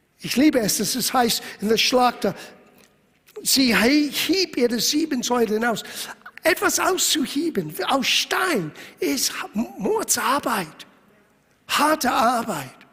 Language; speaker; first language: German; non-native, fluent; English